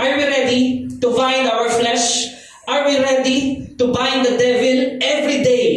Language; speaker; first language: English; non-native, local second language; Filipino